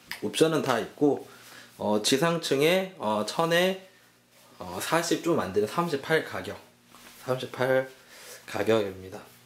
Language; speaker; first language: Korean; native; Korean